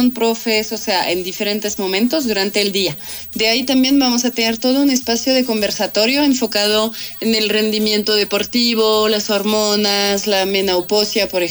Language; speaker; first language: Spanish; non-native, fluent; French